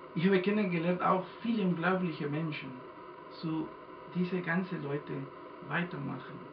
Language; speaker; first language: German; non-native, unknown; Spanish